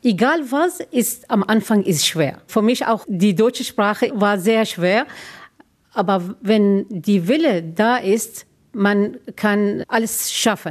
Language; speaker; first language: German; non-native, learner; Arabic